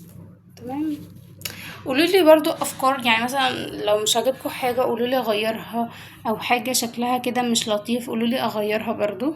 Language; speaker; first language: Arabic; native; Arabic